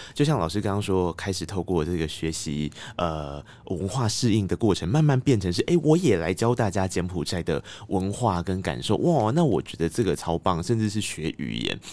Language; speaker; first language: Chinese; native; Chinese